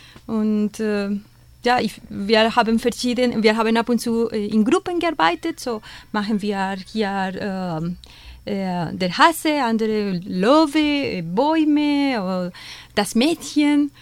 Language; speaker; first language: German; non-native, fluent; Spanish